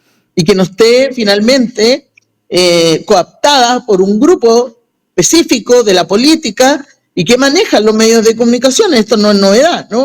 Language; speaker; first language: Spanish; native; Spanish